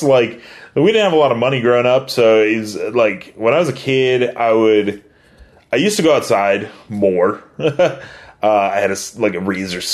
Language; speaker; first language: English; native; English